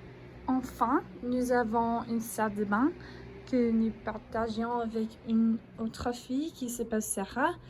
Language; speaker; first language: French; non-native, learner; English